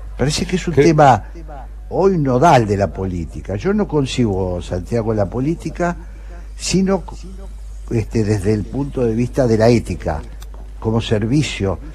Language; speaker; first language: Spanish; native; Spanish